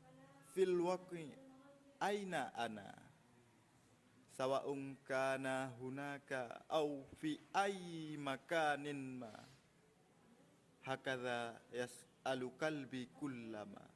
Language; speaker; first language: Arabic; non-native, learner; Achinese